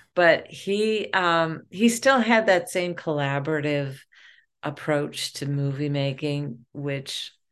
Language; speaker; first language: English; native; English